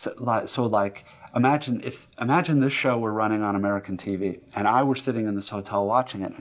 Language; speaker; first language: English; native; English